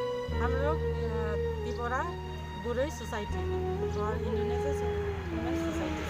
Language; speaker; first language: Hindi; non-native, local second language; Kok Borok